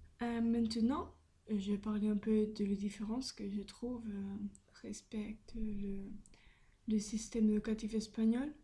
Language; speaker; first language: French; non-native, learner; Spanish